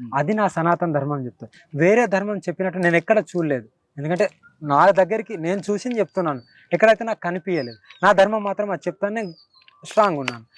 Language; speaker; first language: Telugu; native; Telugu